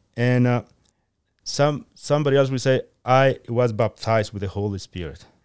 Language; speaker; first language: English; non-native, fluent; Spanish